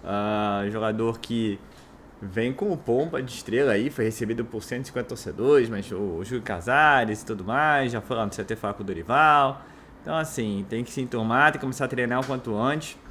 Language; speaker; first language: Portuguese; native; Portuguese